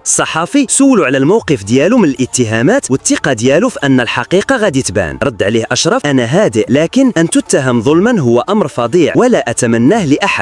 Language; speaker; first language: Arabic; native; Arabic